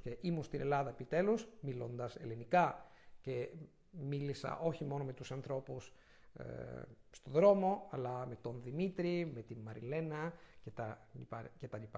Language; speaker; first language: Greek; non-native, fluent; Italian